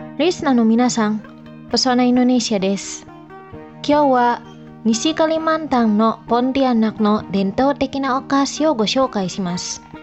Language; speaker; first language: Japanese; non-native, fluent; Indonesian